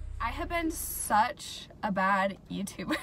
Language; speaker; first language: English; native; English